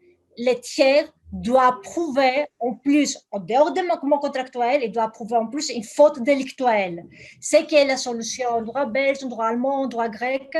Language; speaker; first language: French; non-native, fluent; Greek